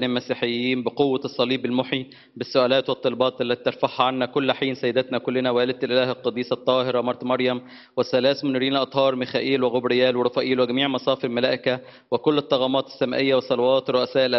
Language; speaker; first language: Arabic; native; Arabic